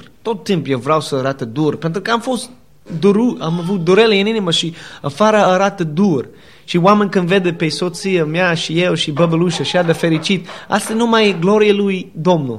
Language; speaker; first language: Romanian; non-native, learner; English